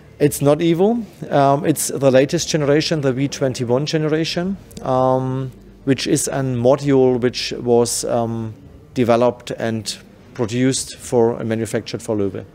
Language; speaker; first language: English; non-native, fluent; German